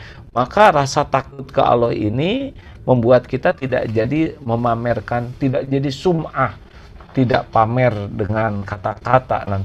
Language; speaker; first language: Indonesian; native; Indonesian